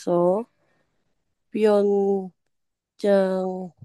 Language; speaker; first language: Korean; non-native, learner; Indonesian